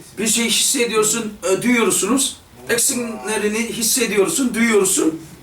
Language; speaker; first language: Turkish; non-native, fluent; Korean